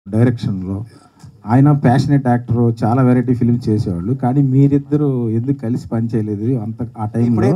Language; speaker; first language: Telugu; native; Telugu